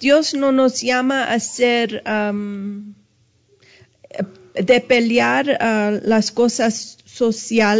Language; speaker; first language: Spanish; early bilingual, heritage; Spanish